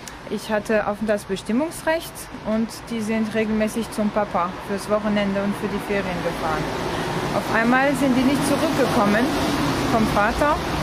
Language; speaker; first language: German; non-native, fluent; French